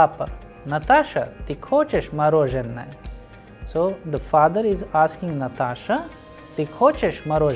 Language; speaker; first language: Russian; non-native, fluent; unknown